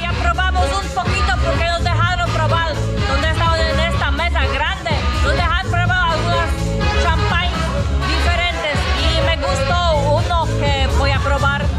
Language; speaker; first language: Spanish; non-native, fluent; Portuguese